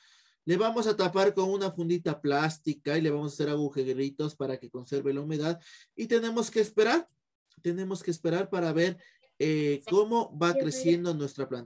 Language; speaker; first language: Spanish; native; Spanish